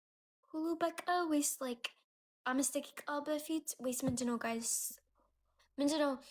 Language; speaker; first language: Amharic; early bilingual, heritage; English